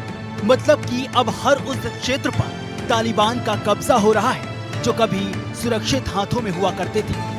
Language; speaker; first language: Hindi; native; Hindi